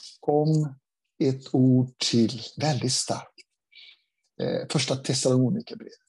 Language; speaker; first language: Swedish; non-native, fluent; Portuguese